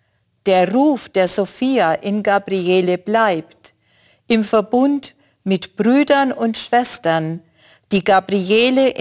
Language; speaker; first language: German; native; German